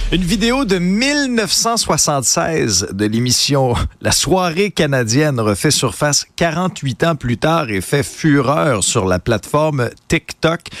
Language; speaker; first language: French; native; French